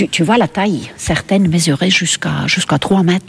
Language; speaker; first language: French; non-native, fluent; Estonian